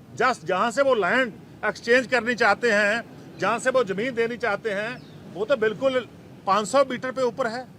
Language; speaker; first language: Hindi; non-native, local second language; Punjabi